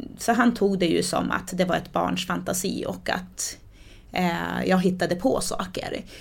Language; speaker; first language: Swedish; early bilingual, other home language; Portuguese